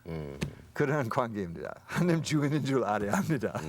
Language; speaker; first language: Korean; non-native, fluent; English